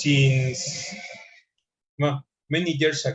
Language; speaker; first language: English; non-native, learner; Spanish